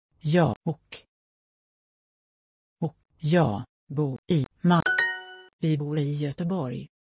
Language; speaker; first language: Swedish; non-native, learner; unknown